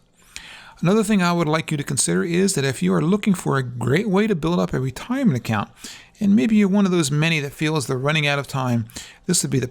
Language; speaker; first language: English; native; English